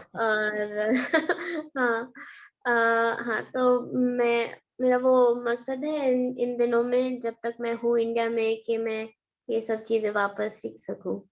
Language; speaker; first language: Hindi; early bilingual, heritage; Hindi